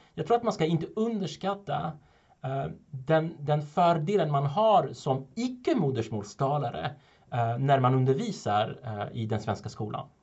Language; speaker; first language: Swedish; non-native, fluent; French